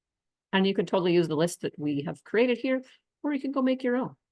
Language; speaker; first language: English; native; English